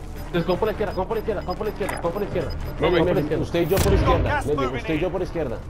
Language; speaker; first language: Spanish; native; Spanish